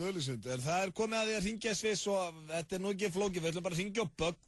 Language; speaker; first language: Icelandic; native; Icelandic